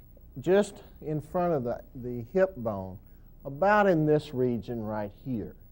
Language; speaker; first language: English; native; English